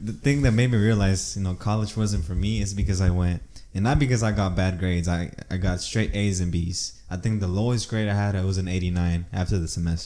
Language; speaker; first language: English; early bilingual, other home language; Spanish